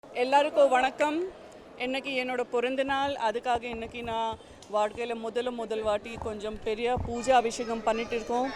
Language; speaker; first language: Tamil; non-native, fluent; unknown